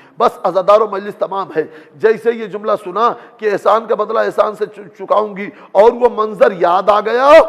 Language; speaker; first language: Urdu; native; Urdu